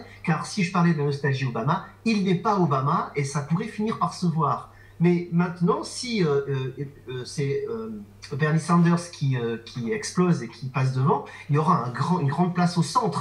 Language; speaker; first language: French; native; French